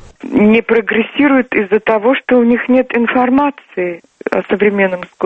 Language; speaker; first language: Russian; non-native, local second language; Turkmen